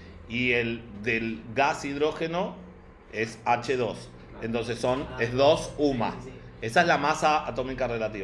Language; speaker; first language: Spanish; native; Spanish